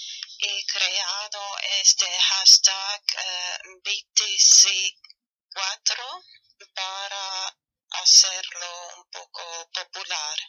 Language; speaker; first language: Spanish; non-native, learner; German